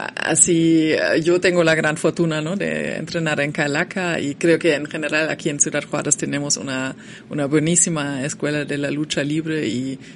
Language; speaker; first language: Spanish; non-native, fluent; German